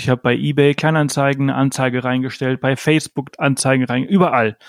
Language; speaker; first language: German; native; German